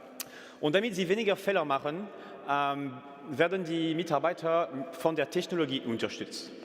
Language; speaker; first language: German; non-native, fluent; French